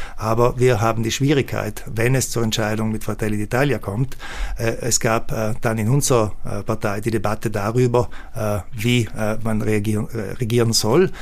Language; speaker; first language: German; native; German